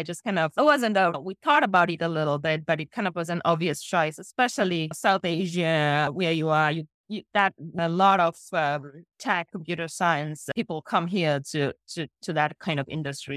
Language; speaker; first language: English; non-native, local second language; Sinhala